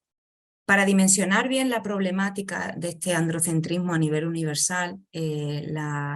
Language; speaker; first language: Spanish; native; Spanish